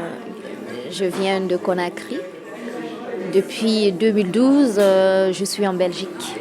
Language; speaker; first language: French; non-native, local second language; Fula